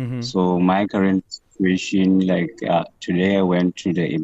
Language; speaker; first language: English; non-native, local second language; Southern Sotho